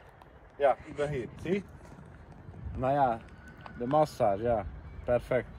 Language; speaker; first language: Dutch; non-native, learner; Hungarian